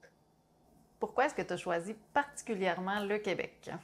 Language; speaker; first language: French; native; French